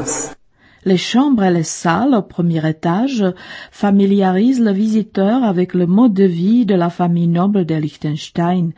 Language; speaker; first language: French; non-native, fluent; Czech